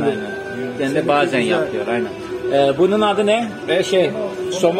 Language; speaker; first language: Turkish; non-native, learner; Russian